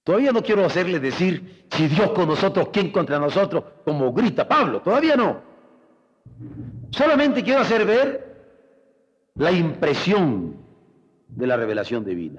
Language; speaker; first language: Spanish; native; Spanish